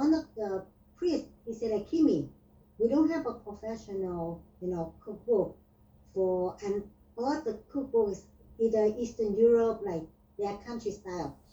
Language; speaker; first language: English; non-native, learner; Vietnamese